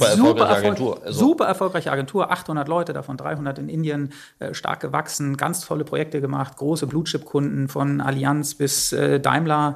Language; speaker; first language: German; native; German